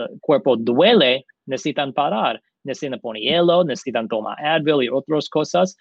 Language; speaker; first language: Spanish; non-native, learner; English